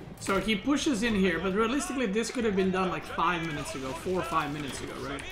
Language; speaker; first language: English; non-native, fluent; Serbian